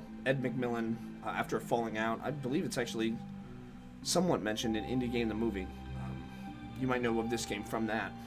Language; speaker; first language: English; native; English